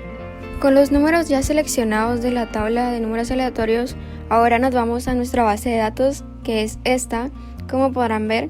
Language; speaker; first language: Spanish; native; Spanish